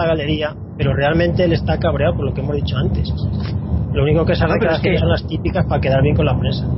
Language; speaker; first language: Spanish; native; Spanish